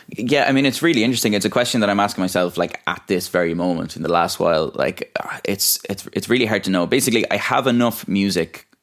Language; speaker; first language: English; native; English